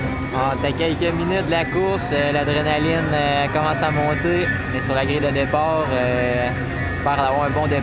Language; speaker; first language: French; native; French